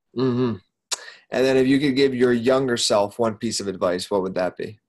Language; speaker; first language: English; native; English